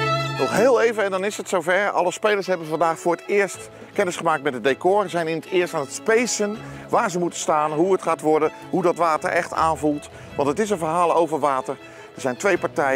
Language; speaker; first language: Dutch; native; Dutch